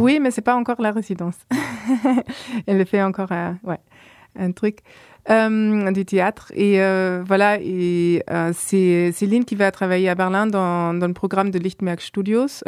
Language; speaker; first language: French; non-native, fluent; German